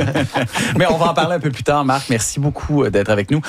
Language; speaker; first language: French; native; French